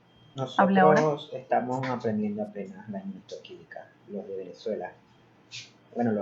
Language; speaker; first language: Spanish; native; Spanish